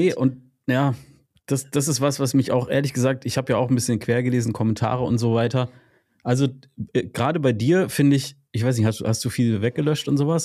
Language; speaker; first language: German; native; German